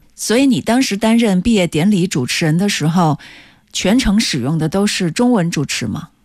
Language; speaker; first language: Chinese; native; Chinese